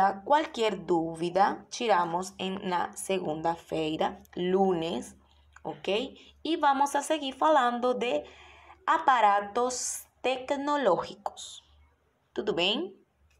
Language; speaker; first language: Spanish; non-native, fluent; Portuguese